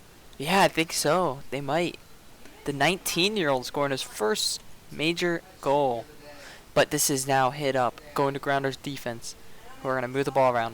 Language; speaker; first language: English; native; English